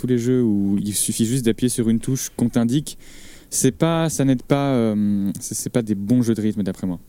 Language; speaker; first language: French; native; French